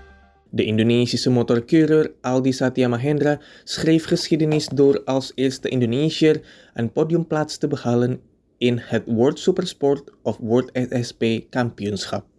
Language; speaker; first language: Dutch; non-native, fluent; Indonesian